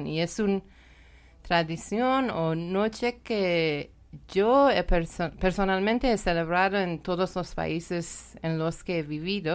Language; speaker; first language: Spanish; non-native, learner; Persian